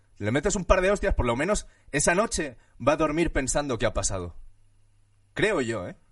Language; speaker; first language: Spanish; early bilingual, other home language; Chinese